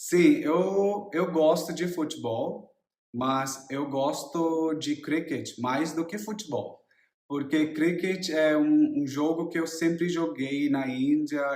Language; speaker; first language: Portuguese; non-native, learner; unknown